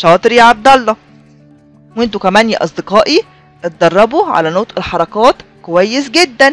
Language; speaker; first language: Arabic; native; Arabic